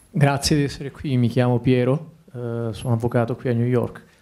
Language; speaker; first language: Italian; native; Italian